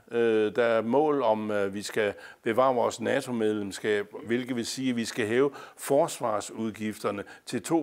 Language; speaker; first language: Danish; native; Danish